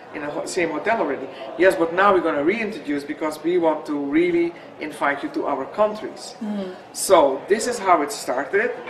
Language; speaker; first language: English; non-native, fluent; Dutch